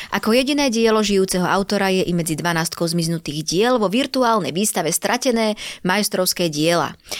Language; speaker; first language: Slovak; native; Slovak